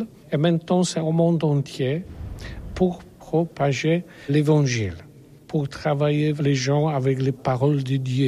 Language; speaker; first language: French; non-native, learner; Polish